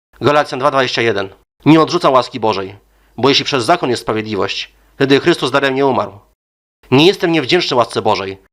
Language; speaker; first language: Polish; native; Polish